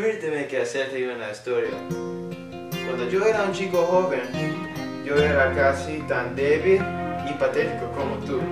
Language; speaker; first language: Spanish; non-native, learner; English